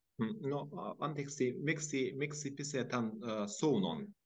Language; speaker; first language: Finnish; non-native, learner; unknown